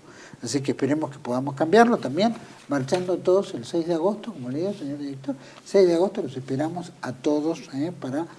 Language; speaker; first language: Spanish; native; Spanish